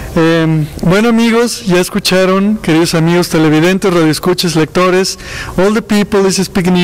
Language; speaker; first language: Spanish; native; Spanish